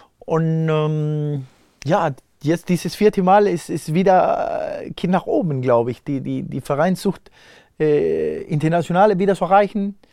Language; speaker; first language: German; non-native, fluent; Spanish